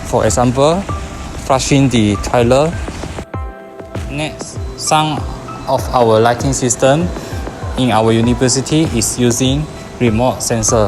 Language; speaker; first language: English; non-native, local second language; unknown